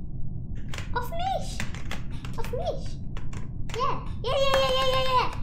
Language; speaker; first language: German; non-native, learner; English